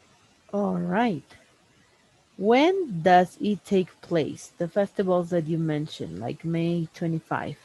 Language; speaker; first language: English; non-native, fluent; Spanish